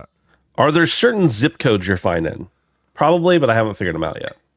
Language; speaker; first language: English; native; English